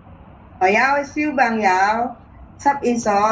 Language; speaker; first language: Cantonese; non-native, learner; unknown